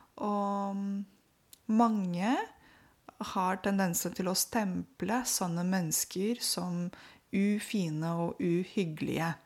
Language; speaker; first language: Norwegian; non-native, fluent; Romanian